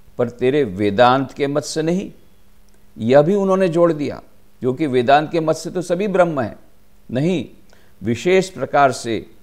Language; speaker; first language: Hindi; non-native, local second language; Gujarati